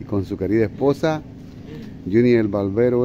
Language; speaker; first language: Spanish; native; Spanish